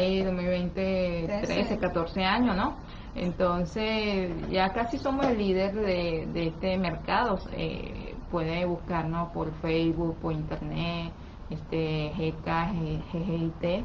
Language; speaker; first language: Spanish; non-native, fluent; Chinese